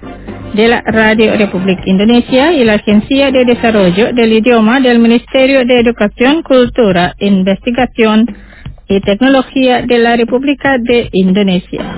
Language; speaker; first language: Spanish; non-native, fluent; Indonesian